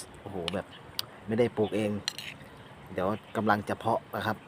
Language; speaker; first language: Thai; native; Thai